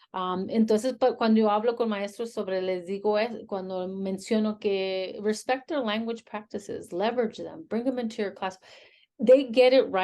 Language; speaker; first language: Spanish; early bilingual, heritage; Spanish